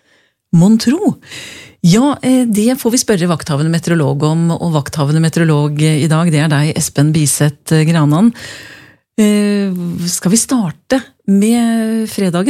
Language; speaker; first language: Norwegian; native; Norwegian